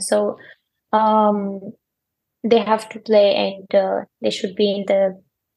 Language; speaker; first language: English; non-native, fluent; Persian